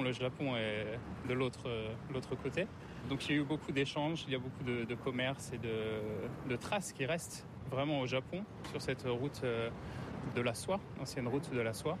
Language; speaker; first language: French; native; French